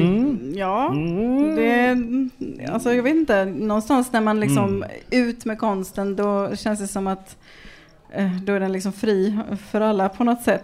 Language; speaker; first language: Swedish; native; Swedish